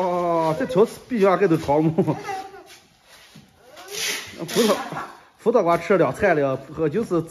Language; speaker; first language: Chinese; native; Chinese